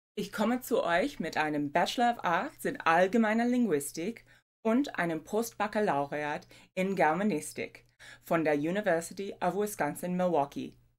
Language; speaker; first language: German; non-native, fluent; English